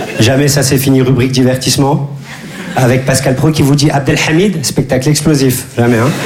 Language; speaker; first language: French; native; French